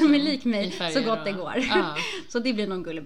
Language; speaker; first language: Swedish; native; Swedish